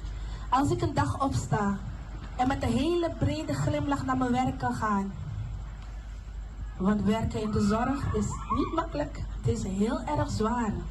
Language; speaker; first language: Dutch; non-native, local second language; Papiamento